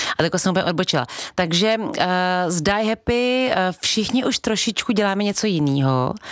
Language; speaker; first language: Czech; native; Czech